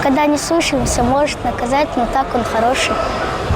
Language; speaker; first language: Russian; non-native, local second language; Ingush